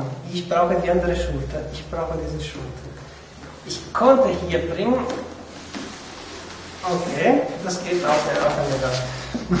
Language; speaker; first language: German; non-native, fluent; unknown